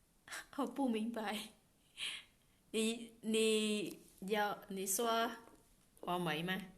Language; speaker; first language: Chinese; non-native, learner; Khmer